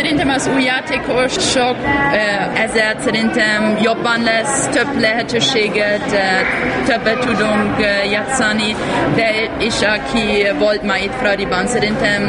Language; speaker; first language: Hungarian; non-native, fluent; German